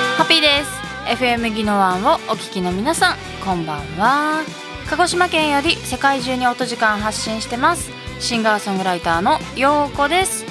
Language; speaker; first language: Japanese; native; Japanese